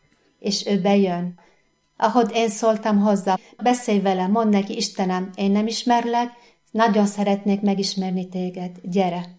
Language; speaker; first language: Hungarian; non-native, fluent; Arabic